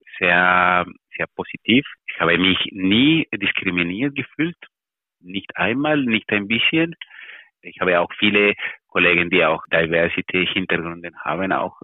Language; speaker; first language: German; non-native, fluent; Spanish